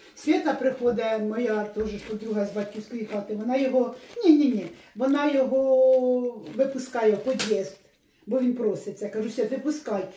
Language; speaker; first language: Ukrainian; native; Ukrainian